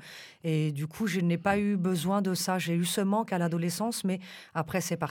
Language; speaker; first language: French; early bilingual, other home language; Romanian